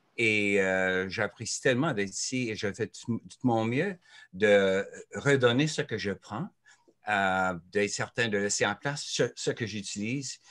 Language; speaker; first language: French; native; French